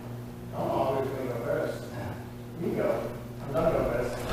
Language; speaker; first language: English; native; English